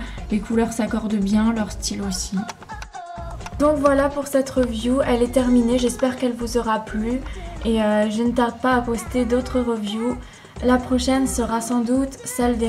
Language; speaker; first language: French; native; French